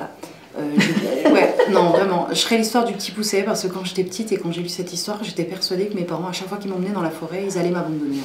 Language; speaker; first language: French; native; French